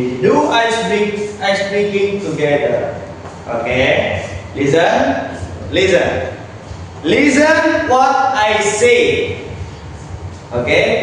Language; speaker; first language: English; non-native, learner; Indonesian